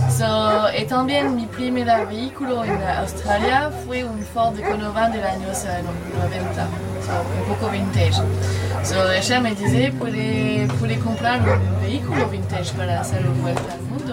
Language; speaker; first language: Spanish; non-native, learner; French